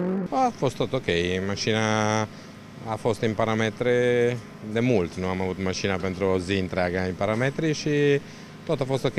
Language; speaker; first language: Romanian; non-native, fluent; Italian